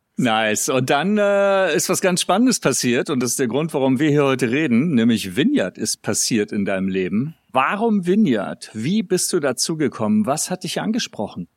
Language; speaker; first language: German; native; German